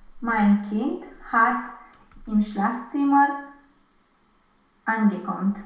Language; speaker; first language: German; non-native, learner; Romanian